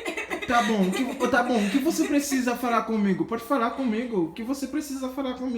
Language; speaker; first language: Portuguese; non-native, learner; Haitian Creole